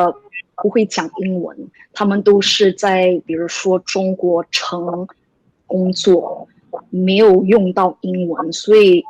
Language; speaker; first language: Chinese; early bilingual, heritage; English